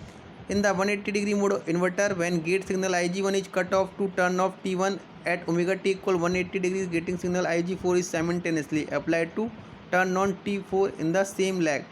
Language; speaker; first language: English; non-native, local second language; Hindi